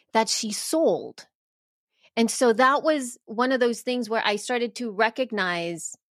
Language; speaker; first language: English; early bilingual, other home language; Spanish